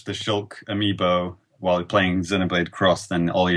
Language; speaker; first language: English; native; English